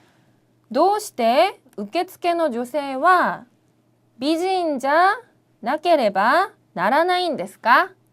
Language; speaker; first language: Japanese; non-native, fluent; Korean